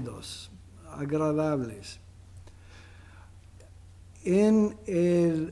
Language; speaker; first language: Spanish; non-native, fluent; English